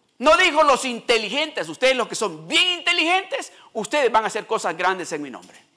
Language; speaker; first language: Spanish; early bilingual, heritage; Spanish